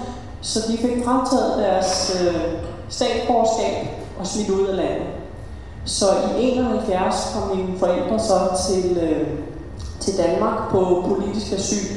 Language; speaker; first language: Danish; early bilingual, other home language; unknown